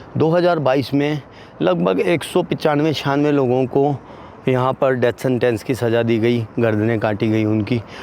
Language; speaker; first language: Hindi; native; Hindi